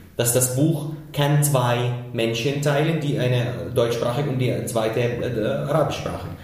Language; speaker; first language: German; non-native, fluent; Arabic